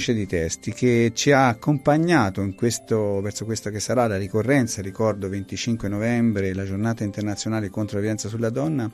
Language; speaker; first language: Italian; native; Italian